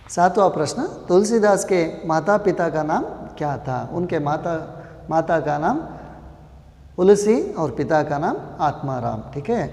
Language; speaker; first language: Hindi; non-native, local second language; Kannada